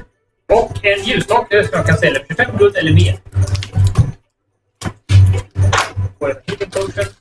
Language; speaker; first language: Swedish; native; Swedish